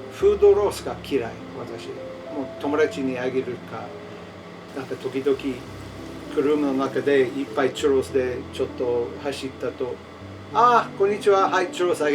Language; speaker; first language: Japanese; non-native, learner; English